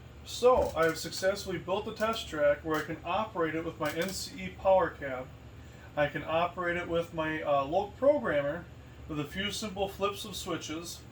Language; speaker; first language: English; native; English